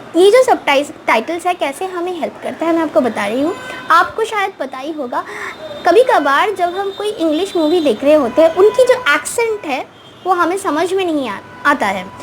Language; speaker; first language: Hindi; non-native, local second language; Bangla